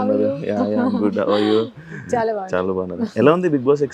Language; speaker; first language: Telugu; native; Telugu